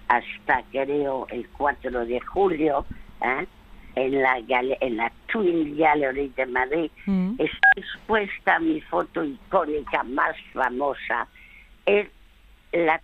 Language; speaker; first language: Spanish; early bilingual, other home language; French